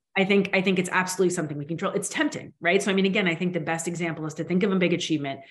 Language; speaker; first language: English; native; English